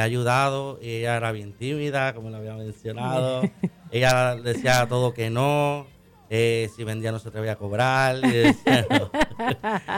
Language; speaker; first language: Spanish; native; Spanish